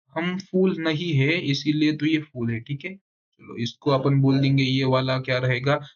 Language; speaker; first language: Hindi; non-native, local second language; Marathi